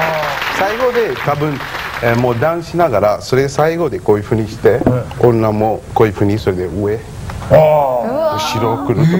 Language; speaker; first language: Japanese; non-native, fluent; Morisyen